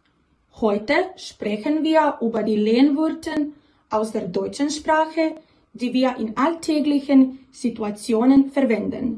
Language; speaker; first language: German; non-native, learner; Croatian